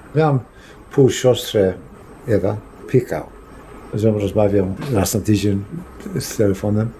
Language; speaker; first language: Polish; early bilingual, heritage; Polish